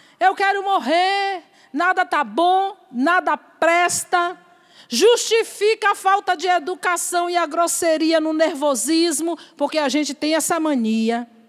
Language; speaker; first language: Portuguese; native; Portuguese